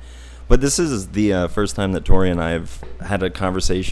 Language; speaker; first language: English; native; English